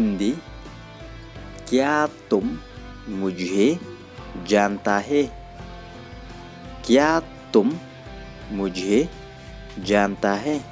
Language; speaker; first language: Hindi; non-native, learner; Khasi